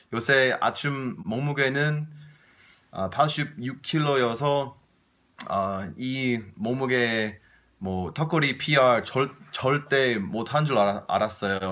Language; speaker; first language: Korean; non-native, fluent; English